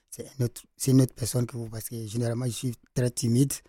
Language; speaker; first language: French; non-native, local second language; Fula